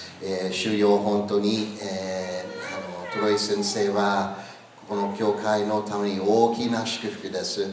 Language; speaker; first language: Japanese; non-native, learner; English